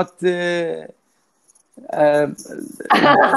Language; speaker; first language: English; non-native, learner; Arabic